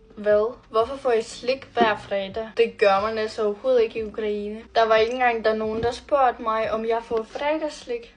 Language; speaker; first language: Danish; non-native, fluent; Ukrainian